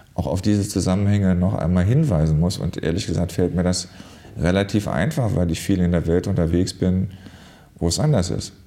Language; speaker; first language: German; native; German